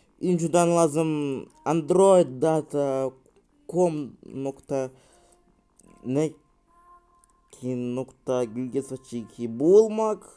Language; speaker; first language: Turkish; non-native, learner; Russian